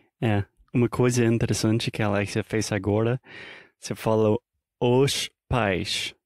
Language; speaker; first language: Portuguese; non-native, fluent; English